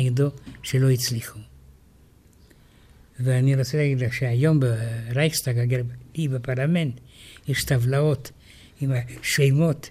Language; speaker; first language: Hebrew; non-native, fluent; Romanian